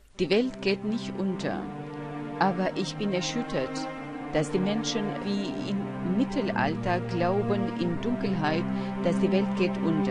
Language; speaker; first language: German; non-native, learner; Albanian